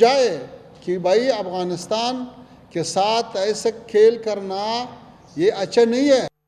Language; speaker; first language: Hindi; non-native, learner; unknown